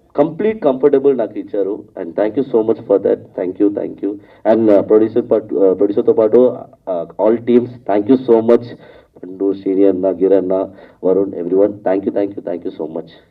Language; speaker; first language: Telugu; non-native, learner; Tamil